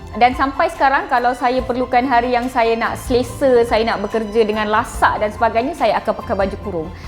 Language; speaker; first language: Malay; non-native, local second language; Tamil